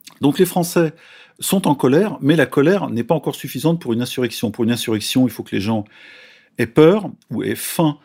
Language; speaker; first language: French; native; French